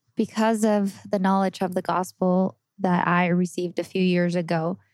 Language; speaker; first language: English; non-native, fluent; Spanish